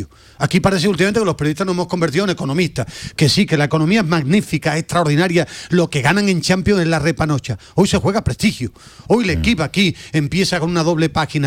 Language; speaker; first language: Spanish; native; Spanish